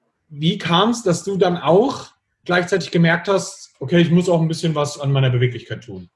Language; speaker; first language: German; native; German